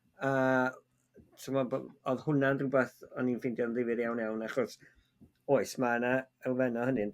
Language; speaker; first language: Welsh; native; Welsh